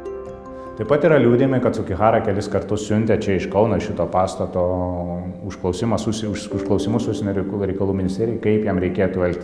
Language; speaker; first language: Lithuanian; native; Lithuanian